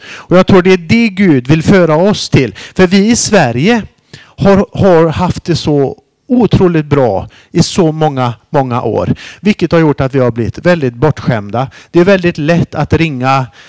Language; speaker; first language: Swedish; native; Swedish